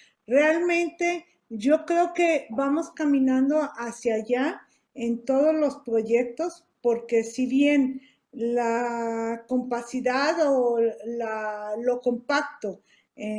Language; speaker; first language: Spanish; native; Spanish